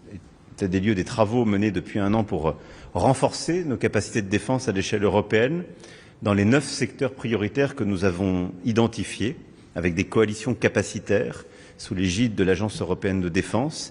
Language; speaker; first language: French; native; French